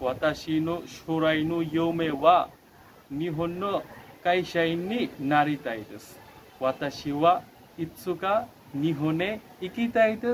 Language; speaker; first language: Japanese; non-native, learner; Bangla